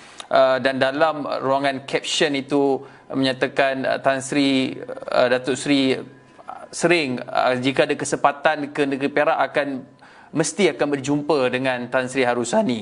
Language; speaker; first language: Malay; native; Malay